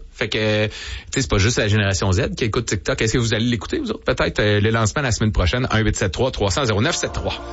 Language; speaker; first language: French; native; French